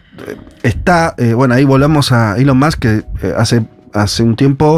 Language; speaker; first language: Spanish; native; Spanish